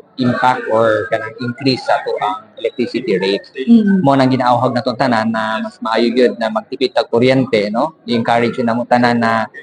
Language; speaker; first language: Cebuano; native; Cebuano